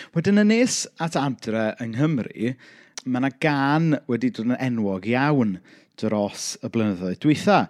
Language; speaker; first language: Welsh; native; Welsh